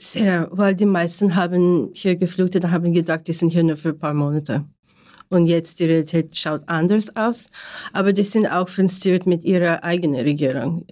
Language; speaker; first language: German; non-native, learner; Ukrainian